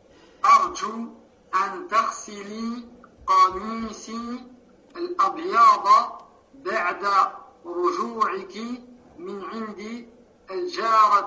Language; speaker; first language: Arabic; non-native, learner; French